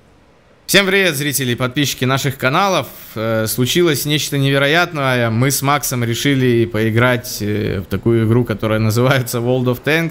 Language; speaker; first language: Russian; native; Russian